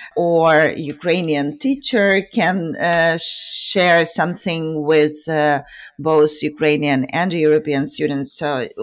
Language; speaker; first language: English; non-native, fluent; Ukrainian